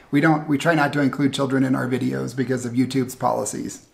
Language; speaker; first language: English; native; English